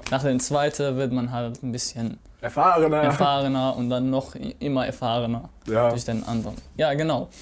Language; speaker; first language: German; non-native, fluent; Arabic